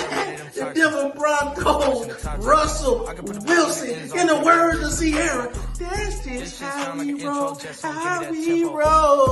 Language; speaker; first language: English; native; English